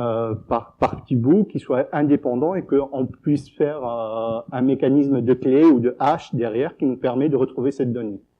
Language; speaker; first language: French; native; French